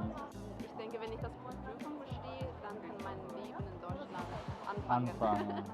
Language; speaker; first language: German; non-native, learner; Azerbaijani